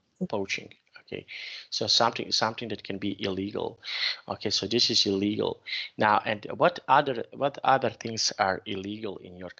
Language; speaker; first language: English; non-native, fluent; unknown